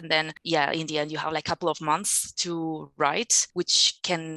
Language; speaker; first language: English; non-native, fluent; Spanish